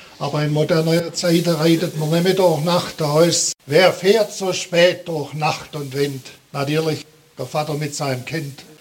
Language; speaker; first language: German; native; German